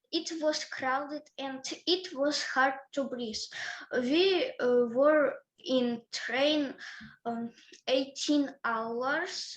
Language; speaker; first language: English; early bilingual, other home language; Ukrainian